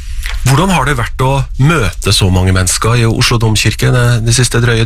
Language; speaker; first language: Norwegian; native; Norwegian